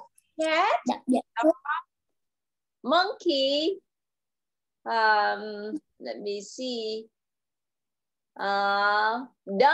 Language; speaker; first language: English; non-native, learner; Vietnamese